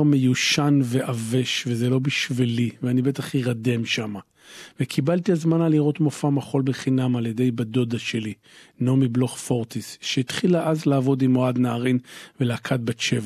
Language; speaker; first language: Hebrew; native; Hebrew